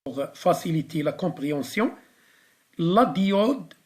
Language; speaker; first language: French; non-native, local second language; Arabic